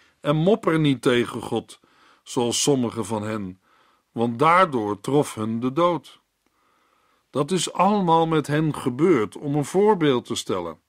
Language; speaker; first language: Dutch; native; Dutch